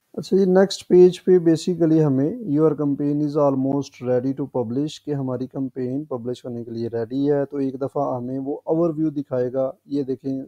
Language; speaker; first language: Urdu; non-native, local second language; Punjabi